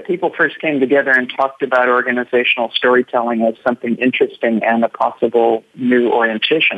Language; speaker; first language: English; native; English